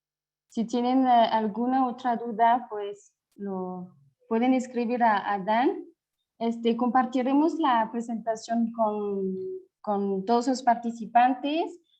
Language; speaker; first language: Spanish; non-native, fluent; French